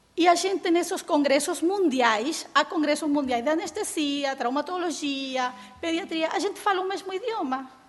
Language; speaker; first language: Portuguese; early bilingual, heritage; Portuguese